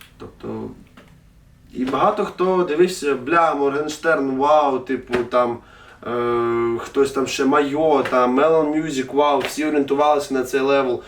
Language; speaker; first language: Ukrainian; non-native, local second language; Russian